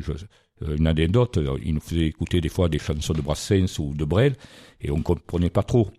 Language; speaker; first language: French; native; French